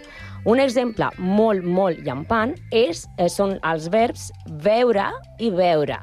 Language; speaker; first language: Catalan; non-native, learner; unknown